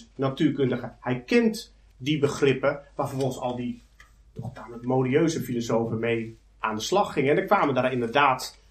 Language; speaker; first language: Dutch; native; Dutch